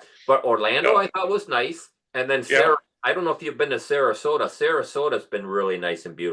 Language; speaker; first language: English; native; English